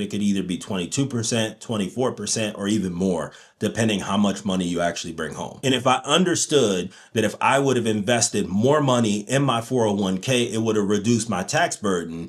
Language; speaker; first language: English; native; English